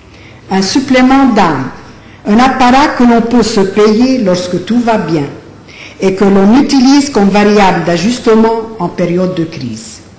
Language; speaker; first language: French; non-native, local second language; Arabic